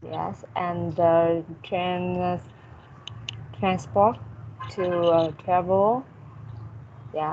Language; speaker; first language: English; non-native, learner; Vietnamese